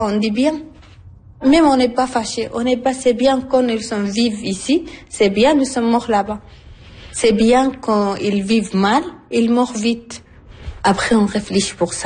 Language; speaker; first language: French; non-native, learner; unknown